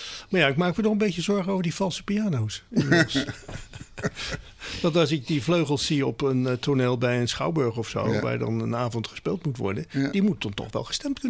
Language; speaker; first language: Dutch; native; Dutch